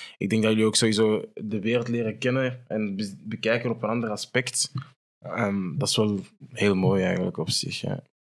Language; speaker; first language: Dutch; native; Dutch